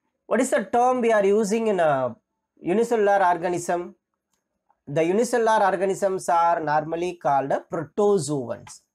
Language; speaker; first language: English; non-native, local second language; Tamil